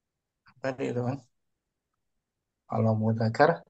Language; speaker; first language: Indonesian; native; Indonesian